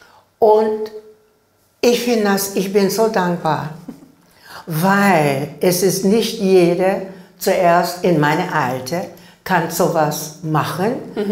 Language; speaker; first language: German; non-native, learner; English